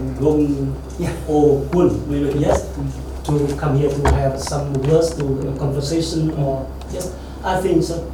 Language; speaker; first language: English; non-native, learner; Vietnamese